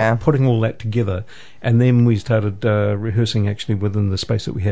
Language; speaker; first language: English; native; English